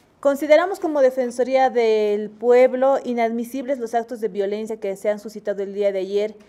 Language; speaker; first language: Spanish; native; Spanish